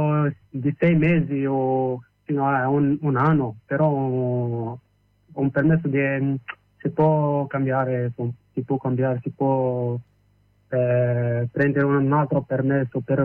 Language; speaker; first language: Italian; non-native, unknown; Arabic